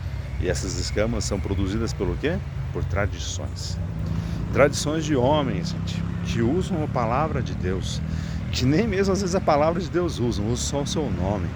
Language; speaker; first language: Portuguese; native; Portuguese